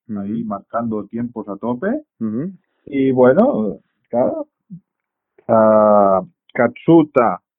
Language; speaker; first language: Spanish; native; Spanish